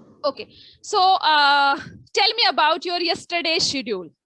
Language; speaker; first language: English; non-native, local second language; Hindi